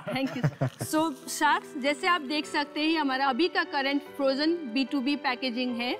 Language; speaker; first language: Hindi; non-native, local second language; Nepali